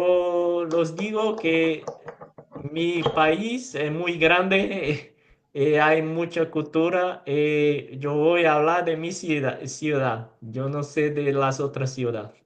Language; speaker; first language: Spanish; non-native, fluent; Portuguese